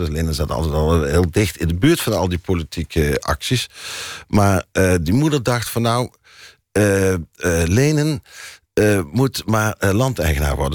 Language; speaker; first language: Dutch; native; Dutch